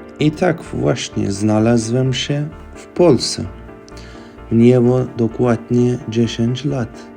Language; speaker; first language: Polish; non-native, fluent; Turkish